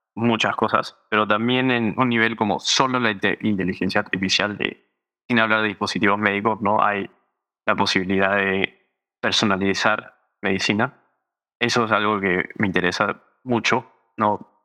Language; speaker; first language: Spanish; early bilingual, heritage; Spanish